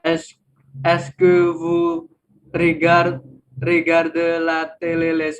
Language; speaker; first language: French; non-native, learner; Indonesian